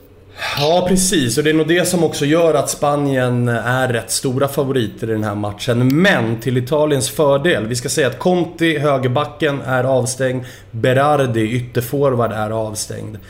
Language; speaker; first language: Swedish; native; Swedish